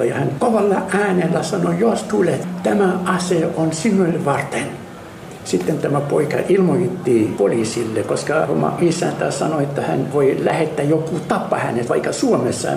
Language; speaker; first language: Finnish; non-native, fluent; Arabic